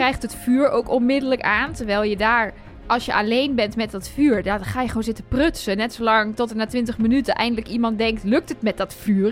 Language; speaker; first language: Dutch; native; Dutch